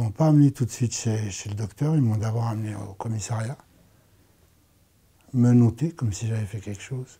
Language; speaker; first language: French; native; French